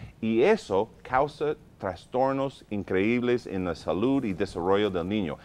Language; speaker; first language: Spanish; non-native, fluent; English